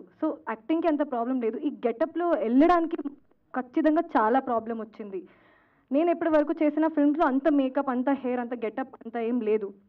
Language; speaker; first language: Telugu; non-native, local second language; Hindi